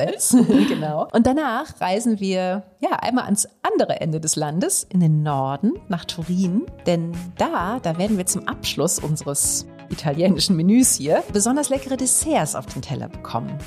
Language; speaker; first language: German; native; German